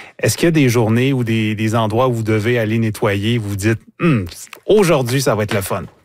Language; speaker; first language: French; native; French